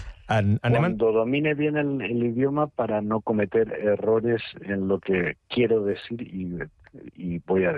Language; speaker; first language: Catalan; non-native, learner; Spanish